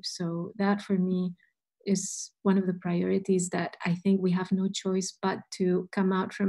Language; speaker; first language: English; non-native, fluent; Spanish